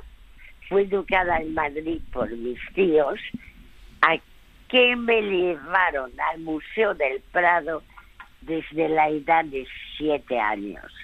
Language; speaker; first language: Spanish; early bilingual, other home language; French